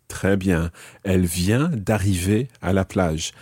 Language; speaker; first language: French; non-native, fluent; English